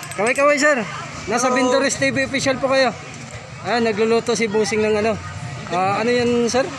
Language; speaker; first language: Filipino; non-native, local second language; Waray